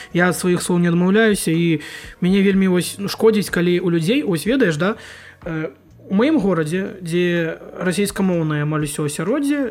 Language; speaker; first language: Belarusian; non-native, local second language; Russian